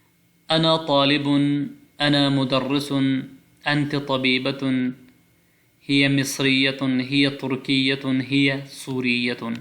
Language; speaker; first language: Arabic; non-native, fluent; Pashto